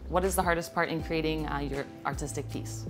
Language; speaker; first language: English; native; English